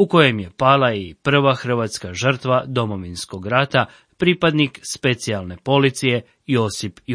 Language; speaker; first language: Croatian; native; Croatian